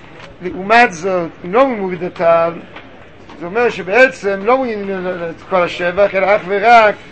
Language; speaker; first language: Hebrew; native; Hebrew